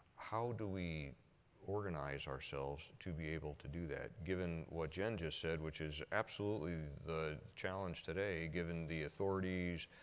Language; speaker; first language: English; native; English